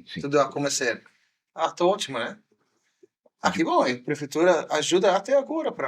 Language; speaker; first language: Portuguese; non-native, learner; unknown